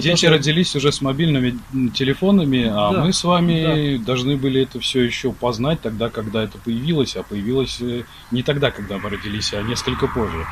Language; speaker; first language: Russian; native; Russian